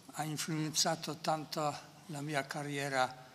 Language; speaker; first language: Italian; non-native, fluent; Polish